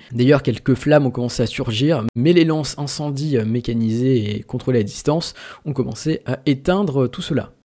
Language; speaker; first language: French; native; French